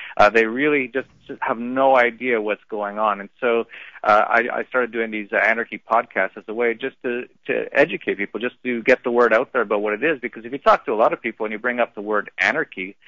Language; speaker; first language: English; native; English